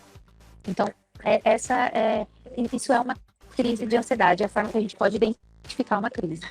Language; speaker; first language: Portuguese; native; Portuguese